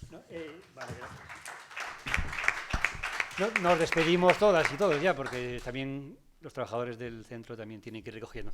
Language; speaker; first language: Spanish; native; Spanish